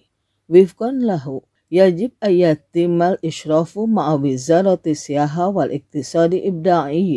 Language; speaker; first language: Arabic; non-native, fluent; Indonesian